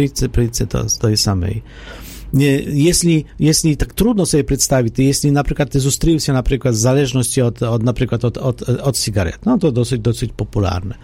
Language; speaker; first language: Polish; non-native, learner; Ukrainian